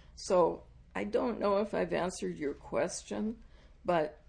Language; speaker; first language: English; native; English